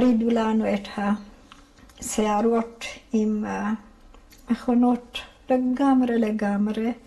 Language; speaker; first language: Hebrew; non-native, fluent; Hungarian